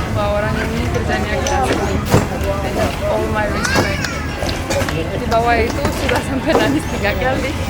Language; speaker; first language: Indonesian; non-native, learner; Romanian